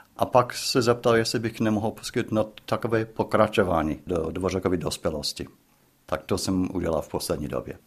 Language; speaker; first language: Czech; non-native, fluent; English